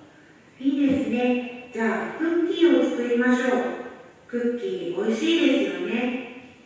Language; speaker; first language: Japanese; non-native, learner; Indonesian